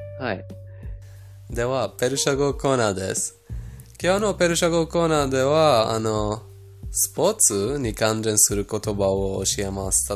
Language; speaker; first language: Japanese; non-native, fluent; Persian